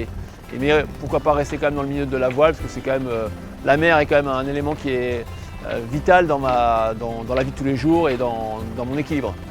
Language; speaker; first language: French; native; French